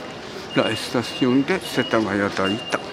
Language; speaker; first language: Spanish; non-native, learner; Japanese